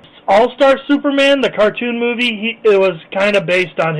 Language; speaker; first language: English; native; English